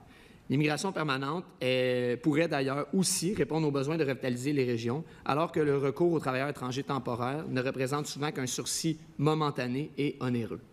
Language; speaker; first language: French; native; French